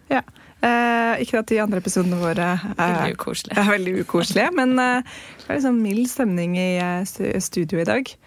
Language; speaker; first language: Norwegian; native; Norwegian